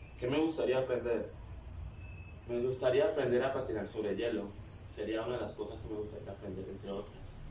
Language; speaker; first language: Spanish; native; Spanish